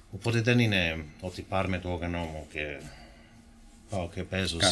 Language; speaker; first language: Greek; non-native, fluent; English